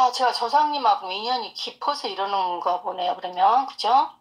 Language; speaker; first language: Korean; native; Korean